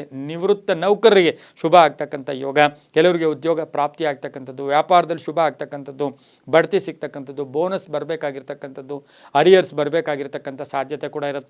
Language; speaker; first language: Kannada; native; Kannada